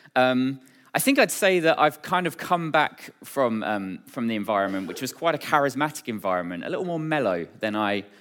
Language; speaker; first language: English; native; English